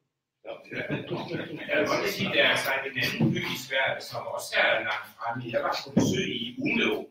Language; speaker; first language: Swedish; non-native, learner; Danish